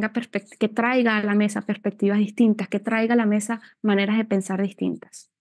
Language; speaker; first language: Spanish; native; Spanish